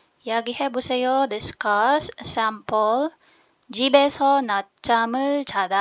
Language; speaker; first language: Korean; non-native, fluent; Filipino